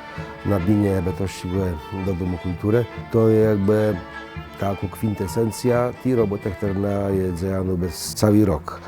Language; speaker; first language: Polish; native; Polish